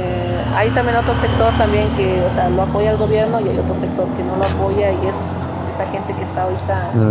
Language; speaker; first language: Spanish; native; Spanish